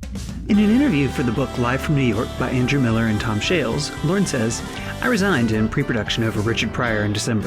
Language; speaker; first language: English; native; English